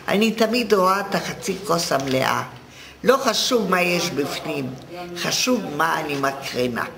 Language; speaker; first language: Hebrew; non-native, fluent; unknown